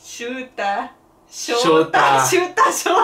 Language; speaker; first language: Japanese; non-native, fluent; Spanish